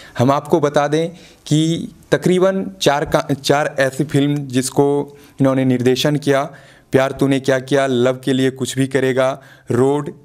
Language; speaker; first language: Hindi; native; Hindi